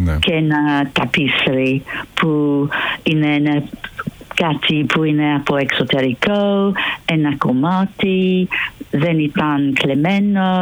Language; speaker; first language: Greek; non-native, fluent; English